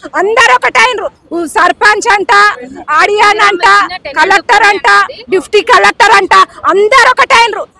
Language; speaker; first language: Telugu; native; Telugu